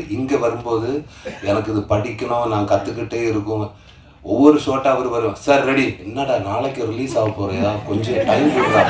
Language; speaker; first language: Tamil; non-native, learner; Malayalam